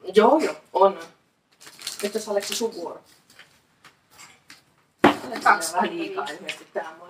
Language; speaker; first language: Finnish; native; Finnish